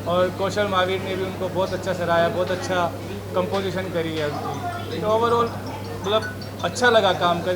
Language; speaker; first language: Hindi; native; Hindi